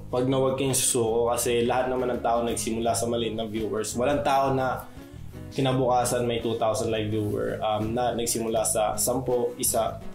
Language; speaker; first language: Filipino; native; Filipino